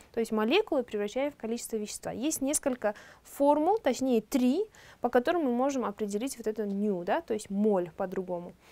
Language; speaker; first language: Russian; non-native, local second language; Kazakh